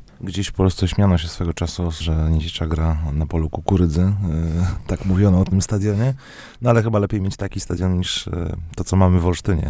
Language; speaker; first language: Polish; native; Polish